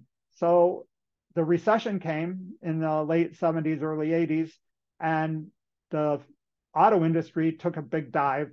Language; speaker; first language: English; native; English